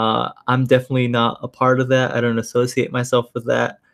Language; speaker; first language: English; native; English